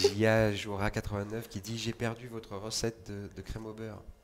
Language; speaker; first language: French; native; French